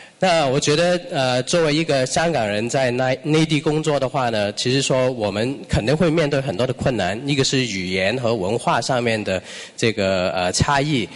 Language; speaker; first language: Chinese; non-native, local second language; Cantonese